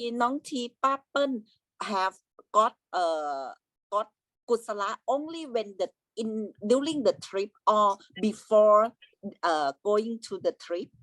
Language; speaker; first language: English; non-native, learner; Thai